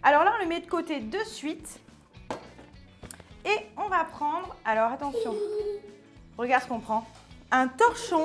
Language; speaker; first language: French; native; French